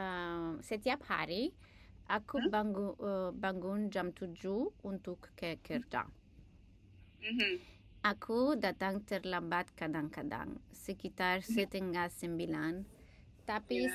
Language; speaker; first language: Indonesian; non-native, learner; English